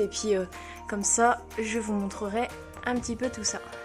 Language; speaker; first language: French; native; French